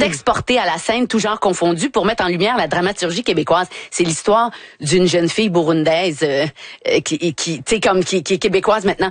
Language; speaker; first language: French; native; French